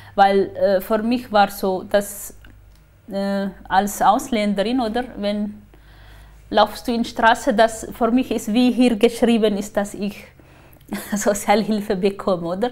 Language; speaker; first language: German; non-native, learner; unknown